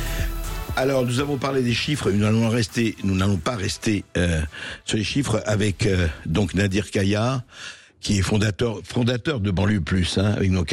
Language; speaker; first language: French; native; French